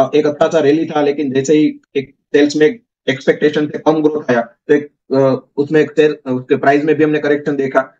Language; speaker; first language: Hindi; non-native, local second language; Gujarati